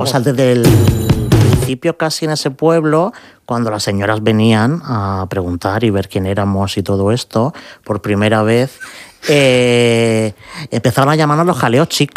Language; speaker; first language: Spanish; native; Spanish